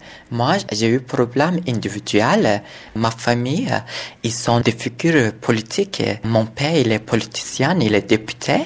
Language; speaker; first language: French; non-native, learner; Turkish